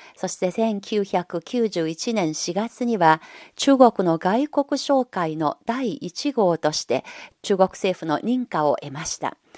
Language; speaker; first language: Japanese; non-native, local second language; Chinese